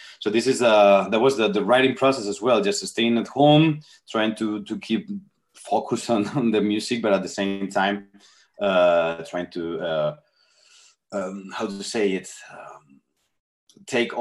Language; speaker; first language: English; non-native, fluent; Spanish